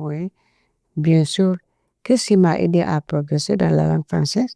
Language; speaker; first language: French; non-native, fluent; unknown